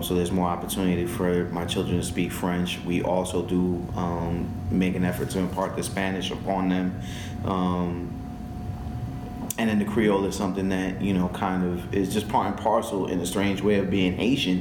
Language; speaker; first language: English; early bilingual, other home language; French